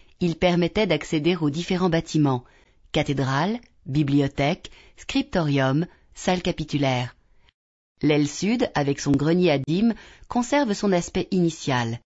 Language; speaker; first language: French; native; French